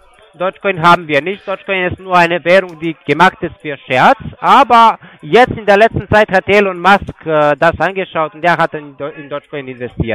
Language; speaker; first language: German; non-native, fluent; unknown